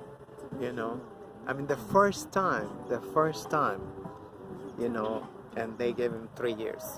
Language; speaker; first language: English; non-native, fluent; Spanish